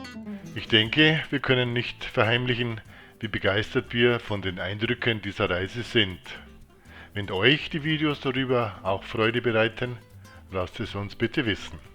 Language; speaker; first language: German; native; German